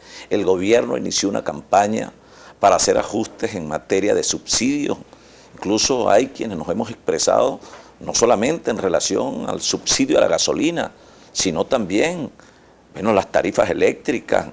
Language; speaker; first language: Spanish; native; Spanish